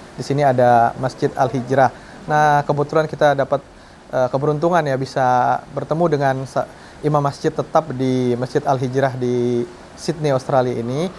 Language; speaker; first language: Indonesian; native; Indonesian